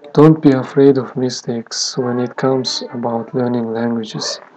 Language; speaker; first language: English; non-native, fluent; Kazakh